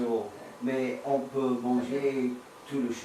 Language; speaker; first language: French; non-native, learner; English